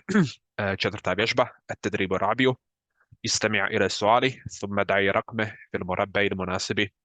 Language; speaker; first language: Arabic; non-native, fluent; Bosnian